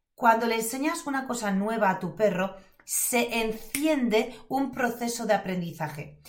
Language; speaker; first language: Spanish; non-native, fluent; Polish